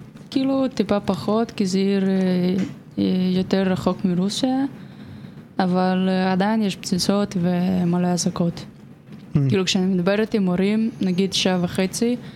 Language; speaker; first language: Hebrew; non-native, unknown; Ukrainian